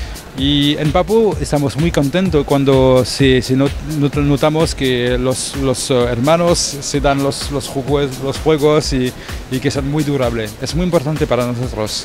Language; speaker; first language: Spanish; non-native, fluent; French